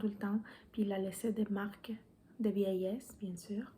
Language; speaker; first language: French; non-native, fluent; Spanish